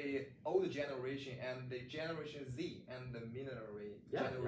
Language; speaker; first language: English; non-native, learner; Chinese